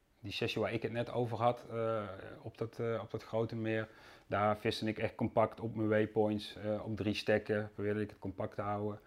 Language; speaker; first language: Dutch; native; Dutch